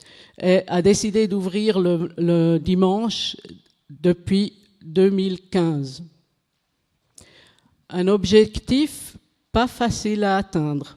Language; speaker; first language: French; non-native, local second language; German